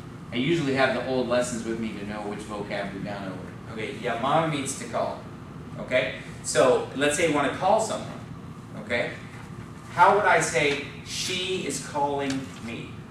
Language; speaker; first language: English; native; English